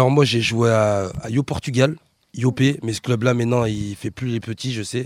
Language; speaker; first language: French; native; French